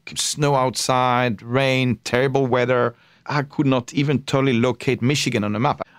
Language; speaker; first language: English; non-native, fluent; French